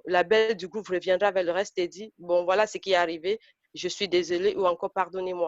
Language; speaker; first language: French; native; French